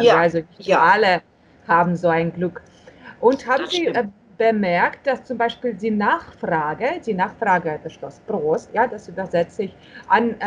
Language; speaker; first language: German; non-native, fluent; Russian